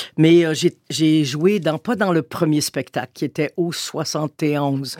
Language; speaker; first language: French; native; French